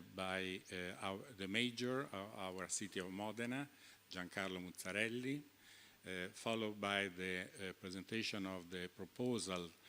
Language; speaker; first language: English; non-native, fluent; Italian